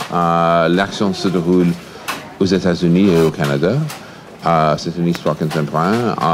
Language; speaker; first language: French; non-native, fluent; English